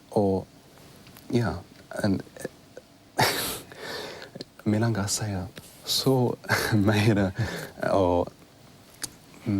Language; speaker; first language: Icelandic; non-native, learner; English